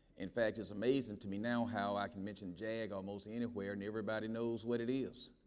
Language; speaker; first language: English; native; English